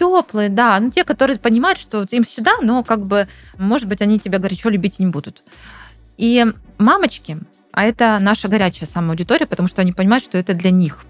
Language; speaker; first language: Russian; native; Russian